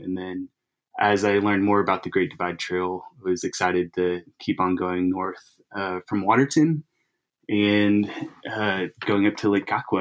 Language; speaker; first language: English; native; English